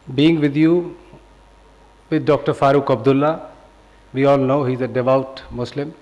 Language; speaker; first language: English; non-native, local second language; Punjabi